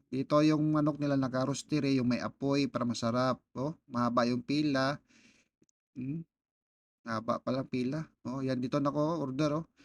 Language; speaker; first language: Filipino; non-native, local second language; Hiligaynon